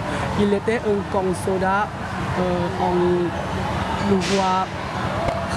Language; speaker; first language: French; non-native, learner; Thai